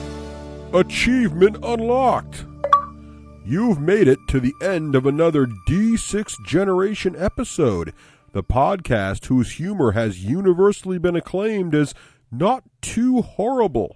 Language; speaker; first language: English; native; English